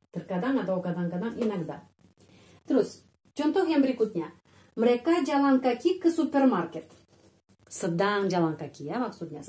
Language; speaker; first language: Indonesian; non-native, fluent; Russian